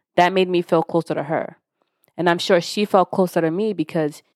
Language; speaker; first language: English; early bilingual, other home language; Yoruba